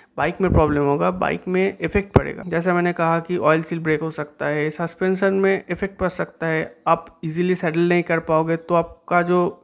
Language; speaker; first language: Hindi; non-native, local second language; Bangla